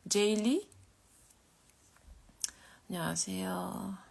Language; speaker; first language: Korean; non-native, fluent; French